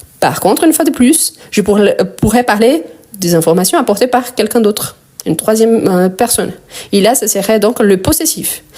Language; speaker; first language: French; non-native, fluent; Portuguese